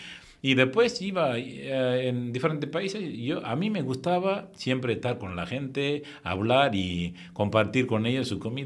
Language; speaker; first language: Spanish; non-native, fluent; Tamil